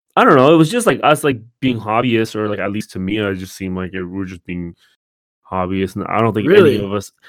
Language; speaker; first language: English; native; English